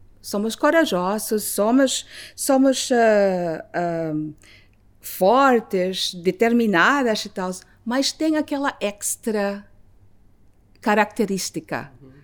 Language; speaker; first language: Portuguese; non-native, learner; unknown